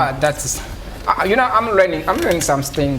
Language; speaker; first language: English; non-native, fluent; French